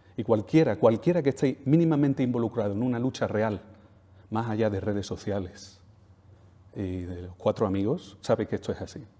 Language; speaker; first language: Spanish; native; Spanish